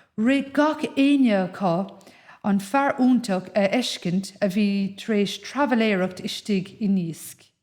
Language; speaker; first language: Irish; native; Irish